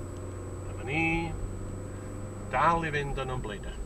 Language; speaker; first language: Welsh; native; Welsh